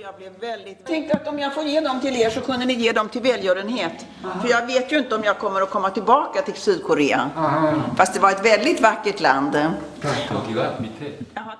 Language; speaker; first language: Swedish; native; Swedish